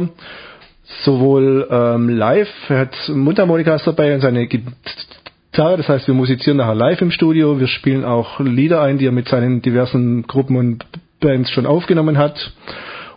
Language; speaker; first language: German; native; German